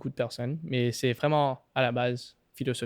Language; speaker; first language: French; non-native, local second language; English